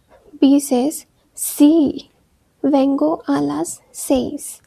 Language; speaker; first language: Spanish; non-native, fluent; Hindi